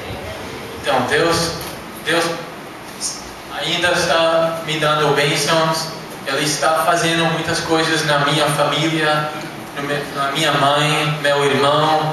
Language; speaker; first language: Portuguese; non-native, learner; English